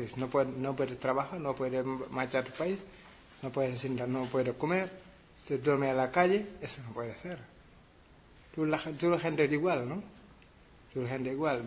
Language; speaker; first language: Spanish; non-native, learner; Wolof